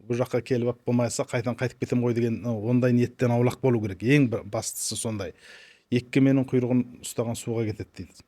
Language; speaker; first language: Kazakh; early bilingual, heritage; Kazakh